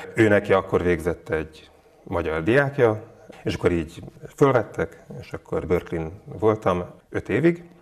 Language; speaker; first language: Hungarian; native; Hungarian